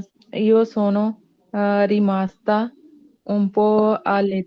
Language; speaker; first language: Italian; non-native, learner; Punjabi